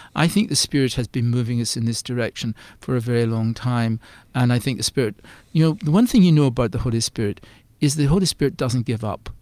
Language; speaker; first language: English; native; English